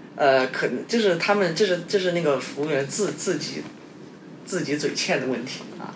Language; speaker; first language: Chinese; native; Chinese